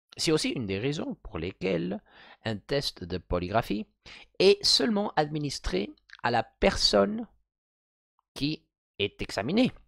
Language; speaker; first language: French; non-native, fluent; Spanish